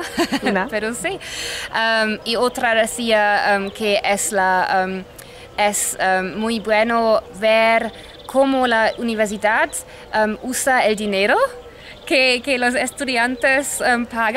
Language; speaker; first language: Spanish; non-native, fluent; English